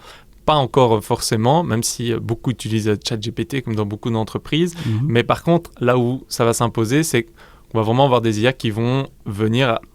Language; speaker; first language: French; native; French